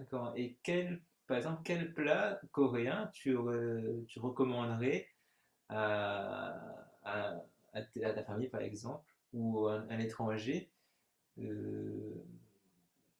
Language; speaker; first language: French; native; French